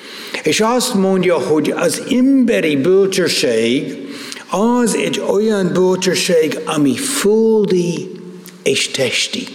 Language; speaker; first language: Hungarian; non-native, fluent; English